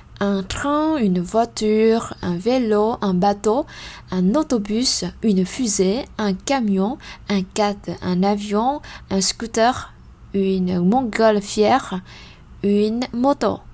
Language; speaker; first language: French; non-native, fluent; Vietnamese